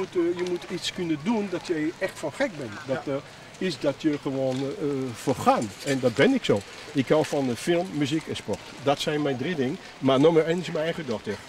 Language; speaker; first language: Dutch; non-native, fluent; French